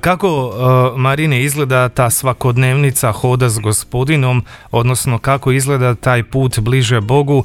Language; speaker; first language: Croatian; native; Croatian